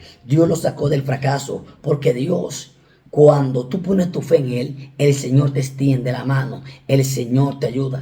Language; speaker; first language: Spanish; native; Spanish